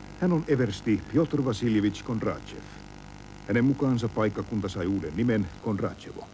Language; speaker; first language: Finnish; native; Finnish